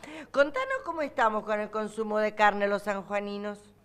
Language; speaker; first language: Spanish; native; Spanish